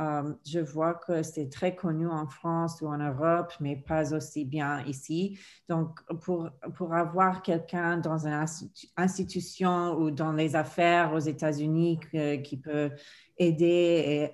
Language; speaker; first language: French; non-native, fluent; English